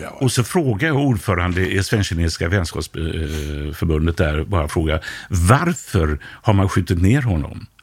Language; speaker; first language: Swedish; native; Swedish